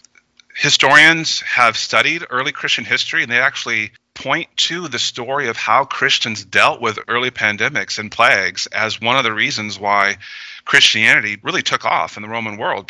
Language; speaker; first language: English; native; English